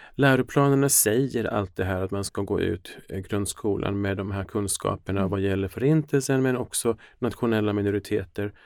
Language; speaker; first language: Swedish; early bilingual, other home language; Finnish